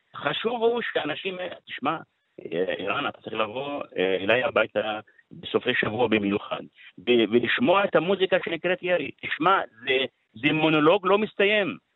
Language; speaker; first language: Hebrew; non-native, local second language; Arabic